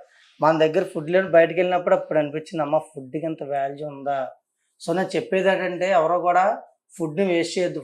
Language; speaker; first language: Telugu; native; Telugu